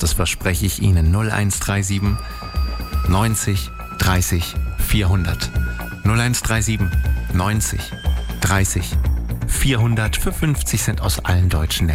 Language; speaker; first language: German; native; German